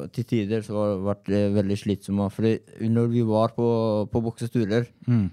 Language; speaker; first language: Norwegian; non-native, fluent; Persian